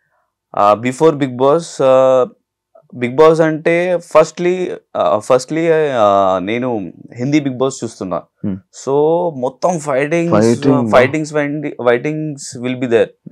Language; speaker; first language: Telugu; non-native, learner; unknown